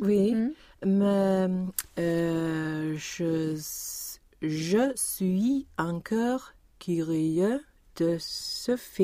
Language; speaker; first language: French; non-native, learner; Swedish